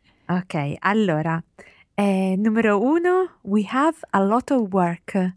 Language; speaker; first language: English; non-native, fluent; Italian